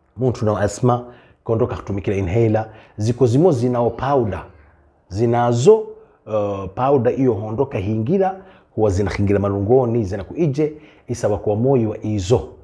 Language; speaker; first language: Swahili; native; Swahili